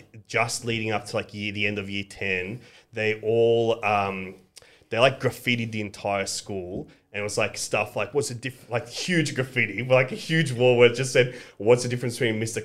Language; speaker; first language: English; early bilingual, other home language; Greek